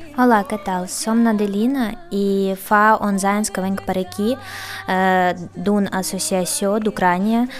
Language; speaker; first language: Catalan; non-native, fluent; Ukrainian